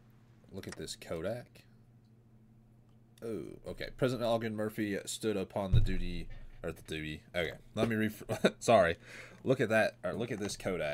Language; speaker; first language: English; native; English